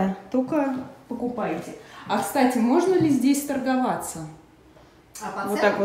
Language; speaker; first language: Russian; native; Russian